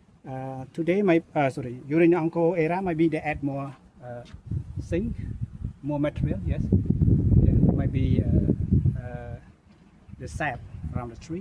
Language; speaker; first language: English; non-native, local second language; Khmer